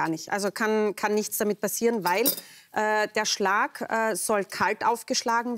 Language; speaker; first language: German; native; German